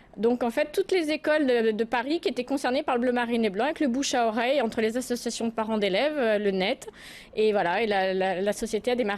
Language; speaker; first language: French; native; French